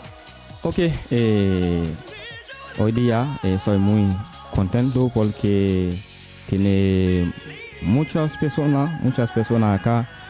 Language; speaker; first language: Spanish; non-native, learner; Haitian Creole